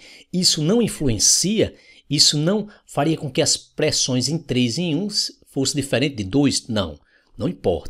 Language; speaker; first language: Portuguese; native; Portuguese